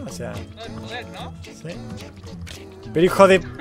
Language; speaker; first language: Spanish; native; Spanish